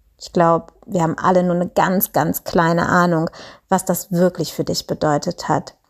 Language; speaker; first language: German; native; German